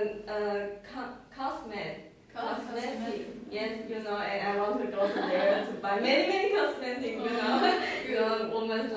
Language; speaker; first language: English; non-native, learner; Chinese